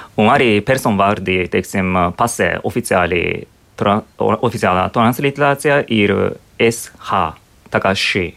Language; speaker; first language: Latvian; non-native, fluent; Japanese